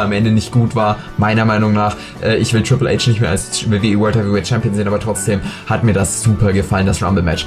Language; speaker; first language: German; native; German